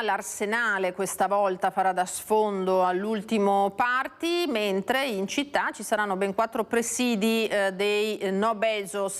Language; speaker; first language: Italian; native; Italian